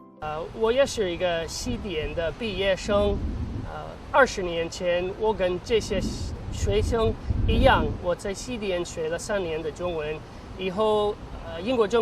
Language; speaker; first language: Chinese; non-native, fluent; English